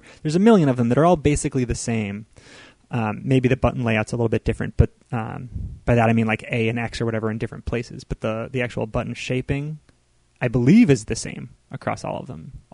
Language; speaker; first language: English; native; English